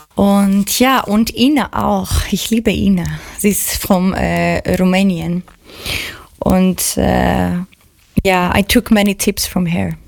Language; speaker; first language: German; non-native, learner; Greek